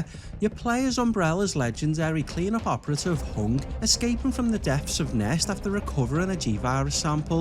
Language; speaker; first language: English; native; English